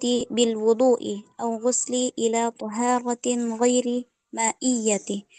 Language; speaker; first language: Arabic; non-native, learner; Indonesian